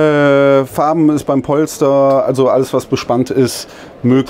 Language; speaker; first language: German; native; German